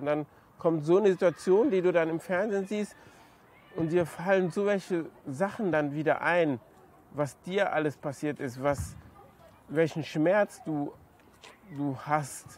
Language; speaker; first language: German; native; German